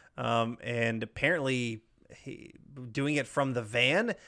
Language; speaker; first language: English; native; English